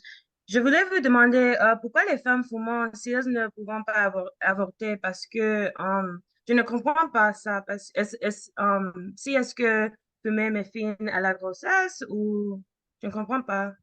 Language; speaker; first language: French; early bilingual, heritage; French